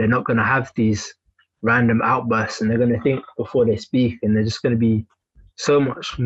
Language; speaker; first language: English; native; English